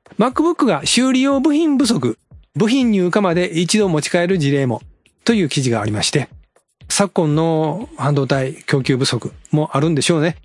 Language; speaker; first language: Japanese; native; Japanese